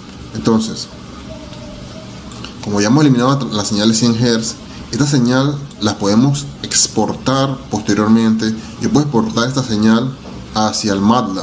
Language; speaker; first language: Spanish; native; Spanish